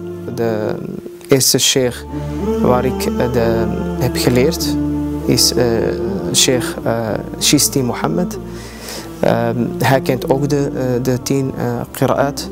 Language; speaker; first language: Dutch; early bilingual, other home language; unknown